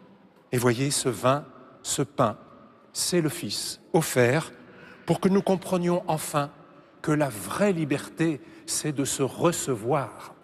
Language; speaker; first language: French; native; French